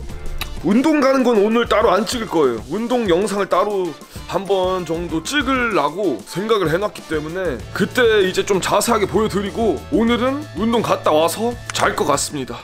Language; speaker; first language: Korean; early bilingual, heritage; Korean